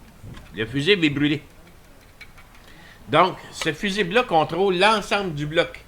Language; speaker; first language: French; native; French